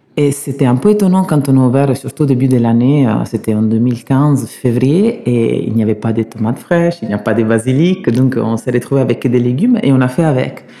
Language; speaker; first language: French; non-native, fluent; Italian